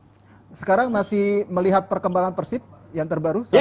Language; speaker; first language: Indonesian; native; Indonesian